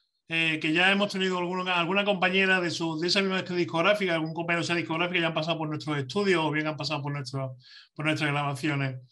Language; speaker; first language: Spanish; native; Spanish